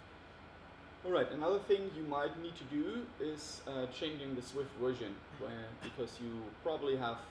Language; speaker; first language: English; non-native, fluent; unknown